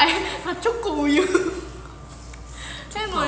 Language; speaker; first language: Korean; non-native, fluent; Thai